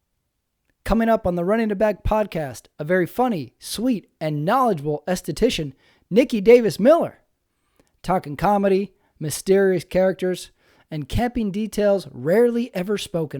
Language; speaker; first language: English; native; English